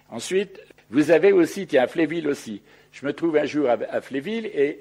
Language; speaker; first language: French; native; French